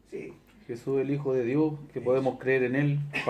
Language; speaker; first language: Spanish; native; Spanish